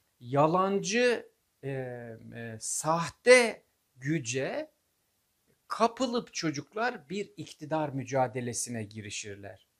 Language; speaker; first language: Turkish; native; Turkish